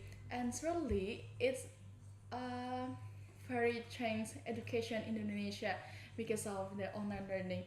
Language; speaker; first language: English; non-native, learner; Indonesian